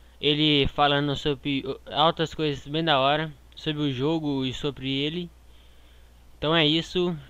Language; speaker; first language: Portuguese; native; Portuguese